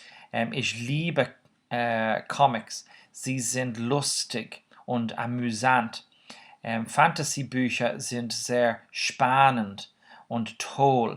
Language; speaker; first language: German; non-native, fluent; Irish